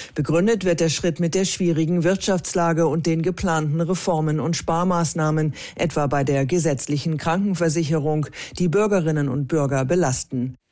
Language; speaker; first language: German; native; German